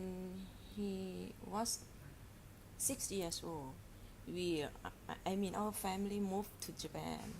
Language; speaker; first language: English; non-native, learner; Thai